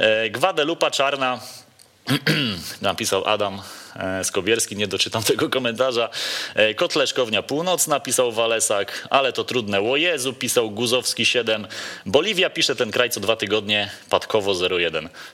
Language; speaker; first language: Polish; native; Polish